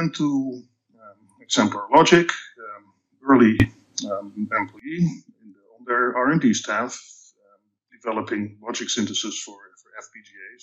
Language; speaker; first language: English; non-native, fluent; Dutch